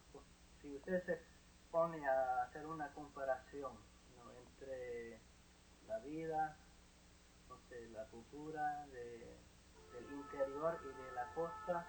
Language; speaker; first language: Spanish; non-native, fluent; English